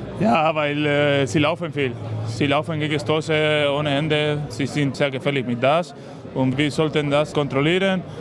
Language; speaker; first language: German; non-native, learner; Spanish